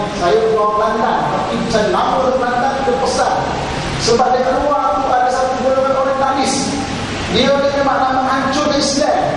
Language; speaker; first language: Malay; native; Malay